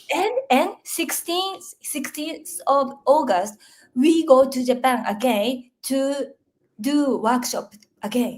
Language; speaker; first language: English; non-native, learner; Japanese